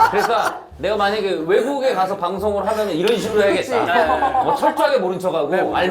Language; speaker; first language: Korean; native; Korean